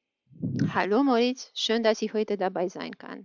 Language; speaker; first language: German; non-native, fluent; Romanian